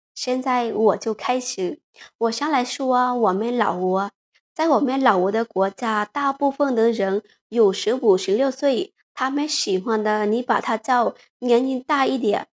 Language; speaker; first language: Chinese; non-native, fluent; Lao